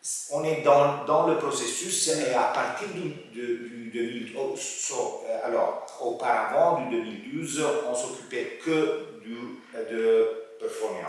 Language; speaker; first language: French; non-native, fluent; Italian